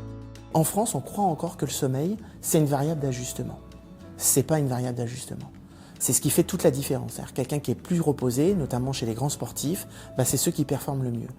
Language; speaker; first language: French; native; French